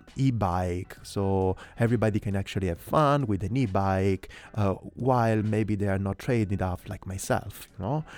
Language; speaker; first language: English; non-native, fluent; Italian